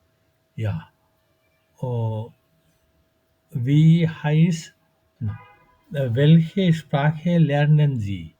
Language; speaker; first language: German; non-native, fluent; Bangla